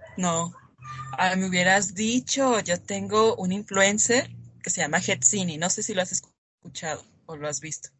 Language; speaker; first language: Spanish; native; Spanish